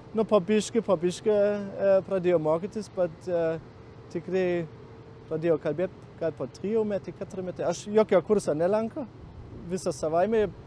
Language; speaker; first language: Lithuanian; non-native, learner; German